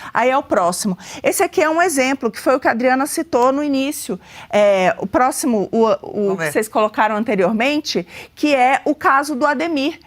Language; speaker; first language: Portuguese; native; Portuguese